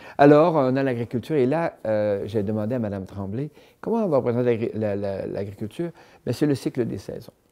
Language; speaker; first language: French; native; French